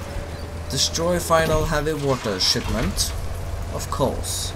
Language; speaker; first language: English; non-native, fluent; Swedish